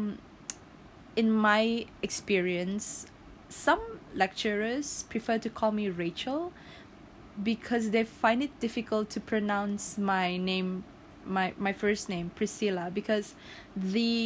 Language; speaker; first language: English; non-native, local second language; Malay